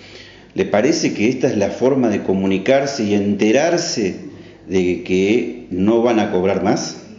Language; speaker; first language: Spanish; native; Spanish